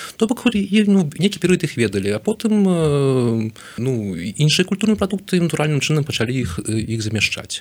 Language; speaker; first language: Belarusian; native; Belarusian